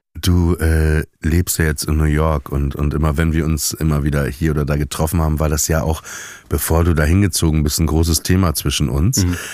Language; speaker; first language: German; native; German